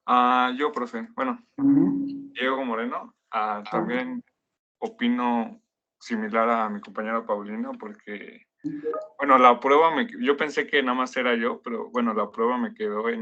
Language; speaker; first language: Spanish; native; Spanish